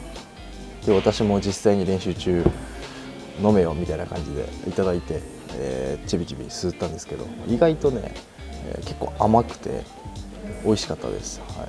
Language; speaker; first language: Japanese; native; Japanese